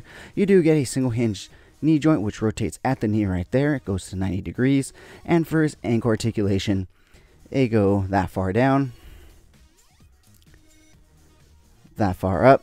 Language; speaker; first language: English; native; English